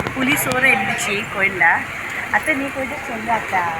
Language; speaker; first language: Tamil; non-native, learner; Marathi